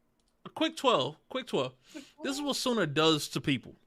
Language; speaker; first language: English; native; English